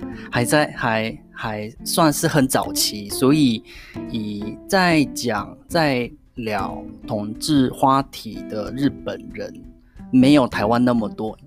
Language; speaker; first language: Chinese; non-native, fluent; Japanese